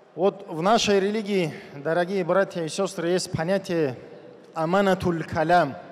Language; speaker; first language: Russian; non-native, local second language; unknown